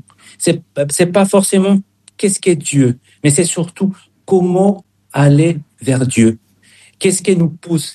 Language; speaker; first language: French; non-native, fluent; Spanish